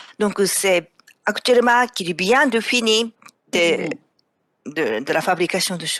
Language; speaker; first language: French; non-native, fluent; Japanese